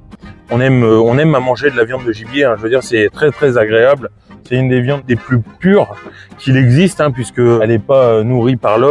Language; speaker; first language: French; native; French